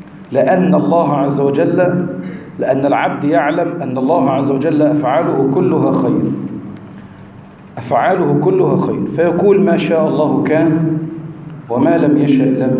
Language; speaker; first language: Arabic; native; Arabic